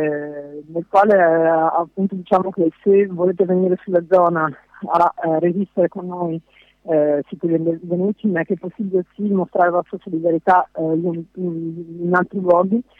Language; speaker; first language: Italian; non-native, fluent; French